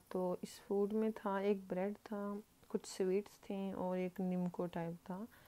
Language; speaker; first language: Urdu; non-native, local second language; Punjabi